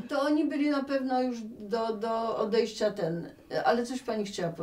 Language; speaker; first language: Polish; native; Polish